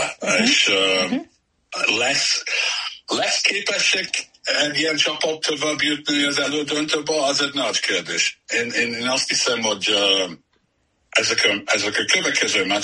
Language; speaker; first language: Hungarian; early bilingual, heritage; Hungarian